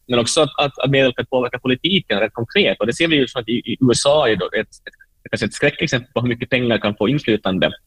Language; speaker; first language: Swedish; native; Swedish